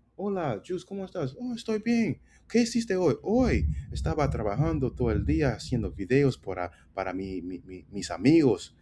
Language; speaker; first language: Spanish; non-native, learner; English